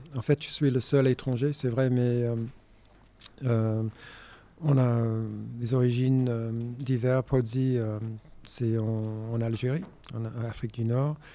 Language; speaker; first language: French; non-native, fluent; English